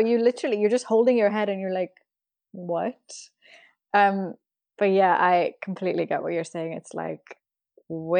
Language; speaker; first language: English; non-native, local second language; Urdu